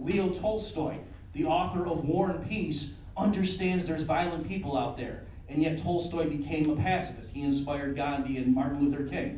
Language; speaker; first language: English; native; English